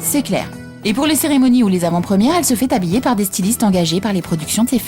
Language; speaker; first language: French; native; French